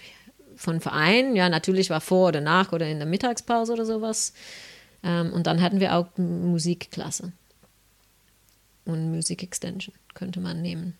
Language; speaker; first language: German; non-native, fluent; English